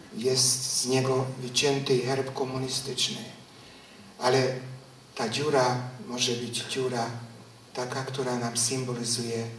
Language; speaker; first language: Polish; non-native, fluent; Hungarian